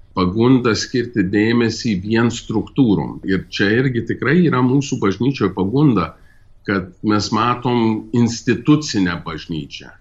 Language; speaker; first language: Lithuanian; early bilingual, heritage; Lithuanian